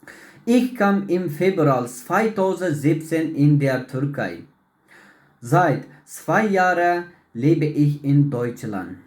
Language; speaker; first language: German; non-native, learner; Uyghur